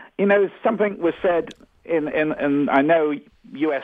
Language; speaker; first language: English; native; English